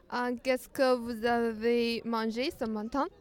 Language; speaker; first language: French; non-native, learner; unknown